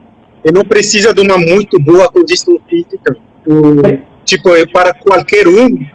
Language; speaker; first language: Portuguese; non-native, fluent; French